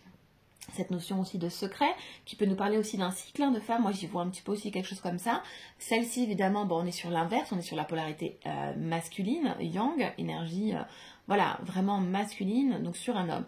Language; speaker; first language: French; native; French